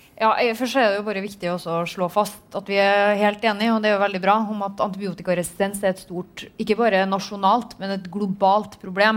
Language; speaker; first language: Norwegian; native; Norwegian